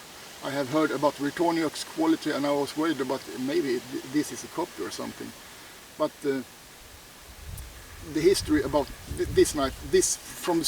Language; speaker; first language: English; non-native, fluent; Swedish